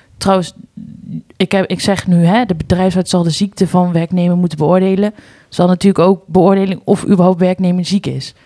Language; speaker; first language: Dutch; native; Dutch